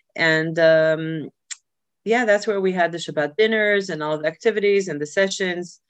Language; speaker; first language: English; early bilingual, other home language; Hebrew